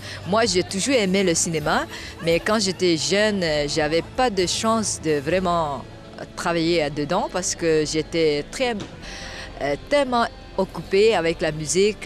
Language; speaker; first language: French; non-native, fluent; Chinese